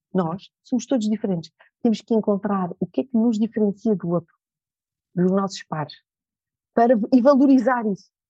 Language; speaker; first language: Portuguese; native; Portuguese